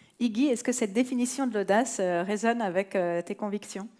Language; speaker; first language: French; native; French